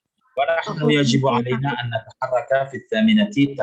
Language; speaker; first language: Arabic; non-native, fluent; Indonesian